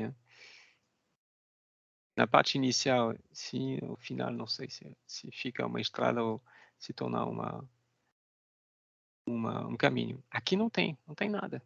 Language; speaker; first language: Portuguese; non-native, fluent; French